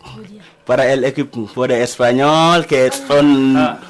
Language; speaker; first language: Spanish; non-native, learner; Wolof